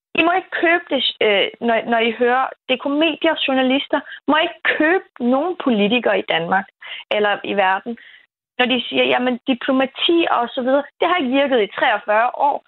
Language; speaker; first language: Danish; early bilingual, other home language; Kurdish